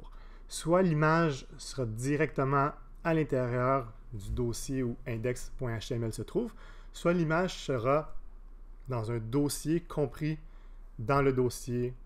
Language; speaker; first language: French; native; French